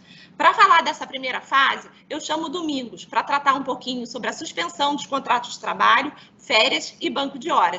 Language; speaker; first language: Portuguese; native; Portuguese